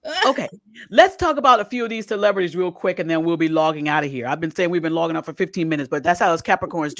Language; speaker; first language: English; native; English